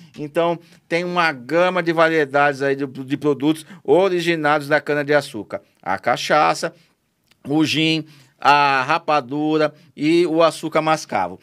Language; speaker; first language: Portuguese; native; Portuguese